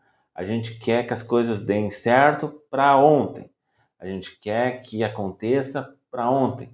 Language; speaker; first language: Portuguese; native; Portuguese